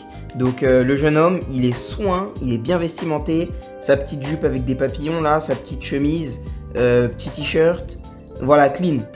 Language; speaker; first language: French; native; French